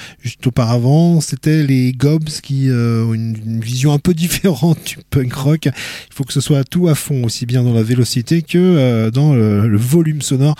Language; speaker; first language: French; native; French